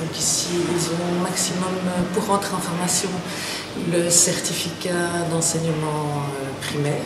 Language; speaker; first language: French; native; French